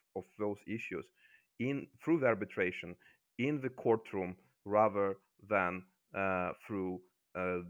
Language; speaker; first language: English; non-native, fluent; Azerbaijani